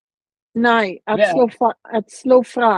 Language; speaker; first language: Danish; non-native, learner; English